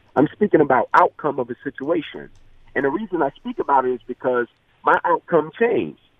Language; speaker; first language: English; native; English